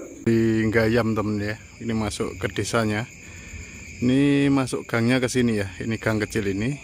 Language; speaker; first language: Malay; non-native, local second language; Javanese